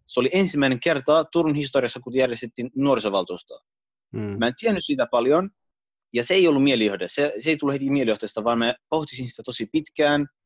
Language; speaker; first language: Finnish; early bilingual, other home language; Arabic